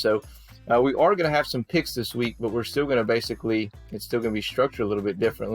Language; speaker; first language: English; native; English